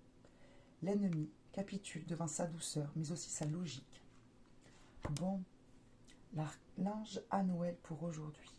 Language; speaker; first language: French; native; French